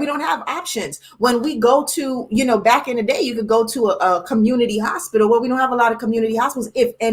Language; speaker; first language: English; native; English